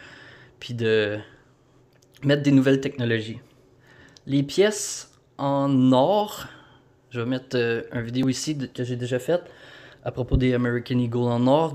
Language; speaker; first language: French; native; French